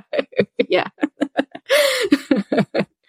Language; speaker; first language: English; native; English